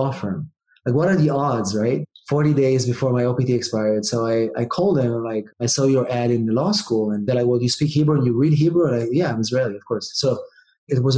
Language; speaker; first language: English; non-native, fluent; Hebrew